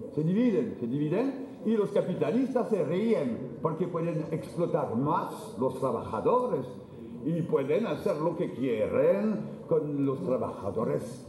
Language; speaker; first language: Spanish; non-native, fluent; French